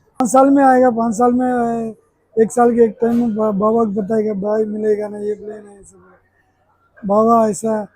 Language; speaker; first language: Hindi; non-native, local second language; Tamil